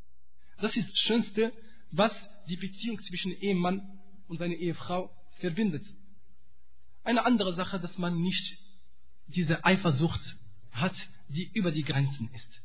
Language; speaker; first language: German; non-native, fluent; Arabic